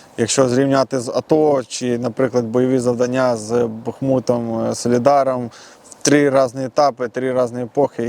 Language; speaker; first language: Ukrainian; non-native, local second language; Russian